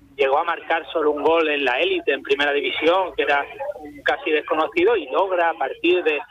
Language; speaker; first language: Spanish; native; Spanish